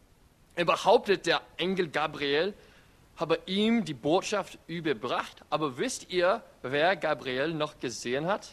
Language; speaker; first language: German; non-native, fluent; English